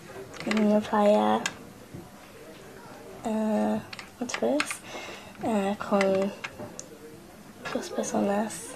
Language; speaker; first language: Spanish; non-native, learner; English